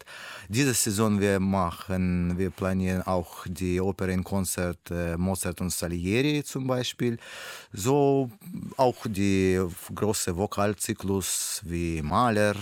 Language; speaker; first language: German; non-native, learner; Russian